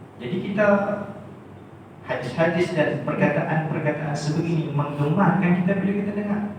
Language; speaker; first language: Malay; native; Malay